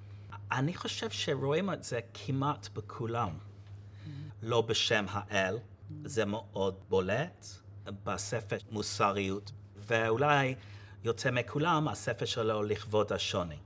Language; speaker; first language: Hebrew; non-native, fluent; English